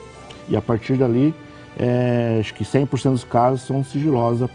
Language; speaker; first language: Portuguese; native; Portuguese